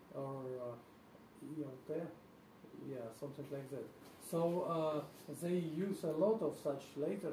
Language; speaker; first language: English; non-native, fluent; Russian